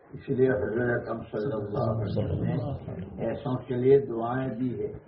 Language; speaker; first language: Urdu; non-native, local second language; Gujarati